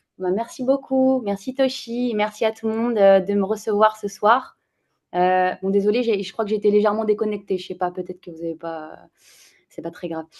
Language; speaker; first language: French; native; French